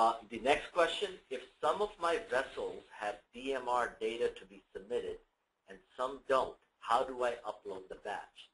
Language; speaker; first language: English; native; English